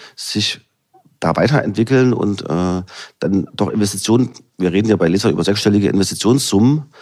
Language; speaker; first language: German; native; German